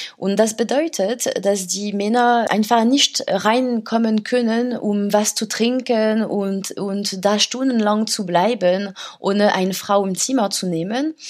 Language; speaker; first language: German; non-native, fluent; French